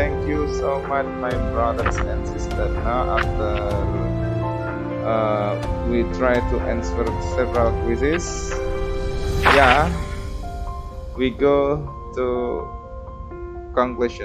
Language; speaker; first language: English; non-native, fluent; Indonesian